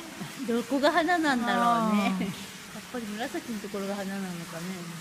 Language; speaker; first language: Japanese; native; Japanese